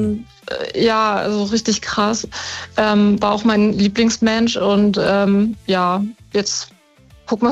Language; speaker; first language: German; native; German